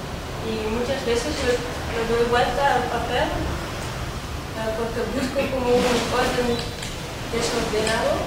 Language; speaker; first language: Spanish; non-native, fluent; Dutch